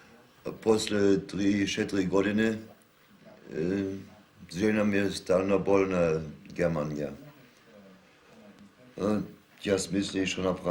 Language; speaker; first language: Macedonian; non-native, learner; German